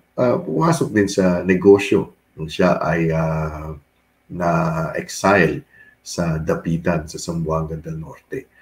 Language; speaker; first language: Filipino; native; Filipino